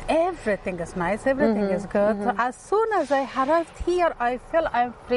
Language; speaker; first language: English; non-native, learner; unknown